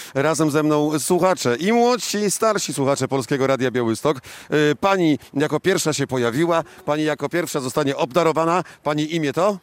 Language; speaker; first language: Polish; native; Polish